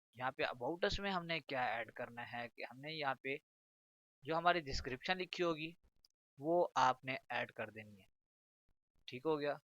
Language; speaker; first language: Urdu; non-native, local second language; Punjabi